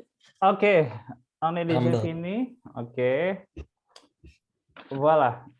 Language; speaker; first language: French; non-native, fluent; Indonesian